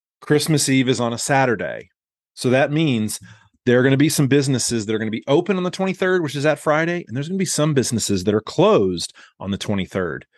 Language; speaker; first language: English; native; English